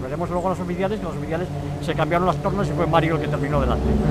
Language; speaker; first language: Spanish; native; Spanish